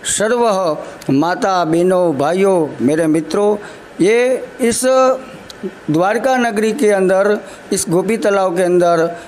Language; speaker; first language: Hindi; non-native, local second language; Gujarati